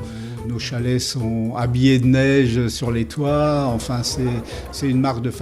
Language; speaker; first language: French; native; French